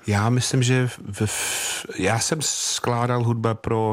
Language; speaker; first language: Czech; non-native, fluent; English